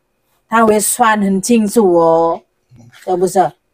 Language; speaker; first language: Chinese; non-native, learner; Indonesian